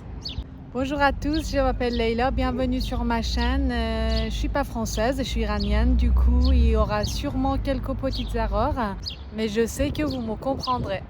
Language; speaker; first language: French; non-native, fluent; Persian